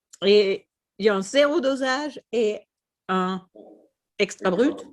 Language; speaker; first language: French; non-native, fluent; Swedish